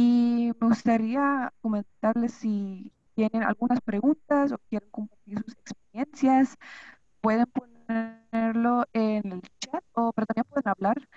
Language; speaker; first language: Spanish; non-native, fluent; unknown